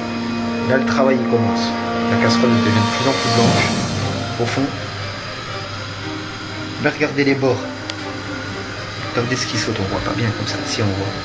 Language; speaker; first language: French; native; French